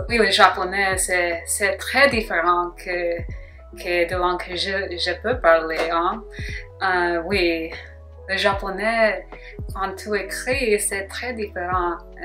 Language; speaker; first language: French; non-native, learner; English